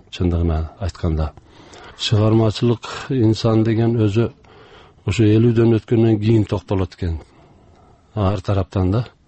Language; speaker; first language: Kyrgyz; early bilingual, heritage; Kyrgyz